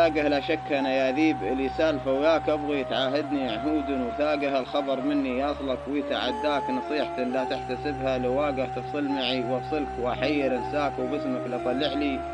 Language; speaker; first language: Arabic; native; Arabic